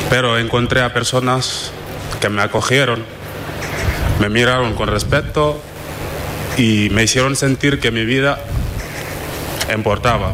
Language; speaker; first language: Spanish; non-native, fluent; Wolof